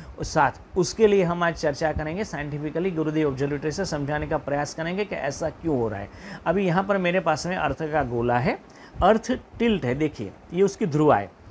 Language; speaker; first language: Hindi; non-native, local second language; Gujarati